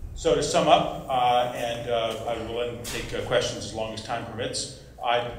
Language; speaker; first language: English; native; English